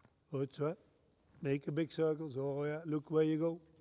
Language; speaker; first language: English; non-native, fluent; Dutch